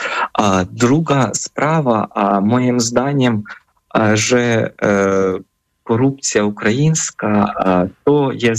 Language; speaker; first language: Polish; non-native, fluent; Ukrainian